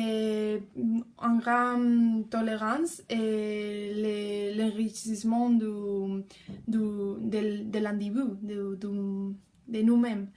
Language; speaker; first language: French; non-native, learner; Spanish